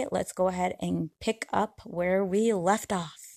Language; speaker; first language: English; native; English